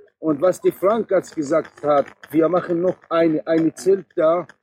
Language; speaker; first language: German; non-native, learner; Arabic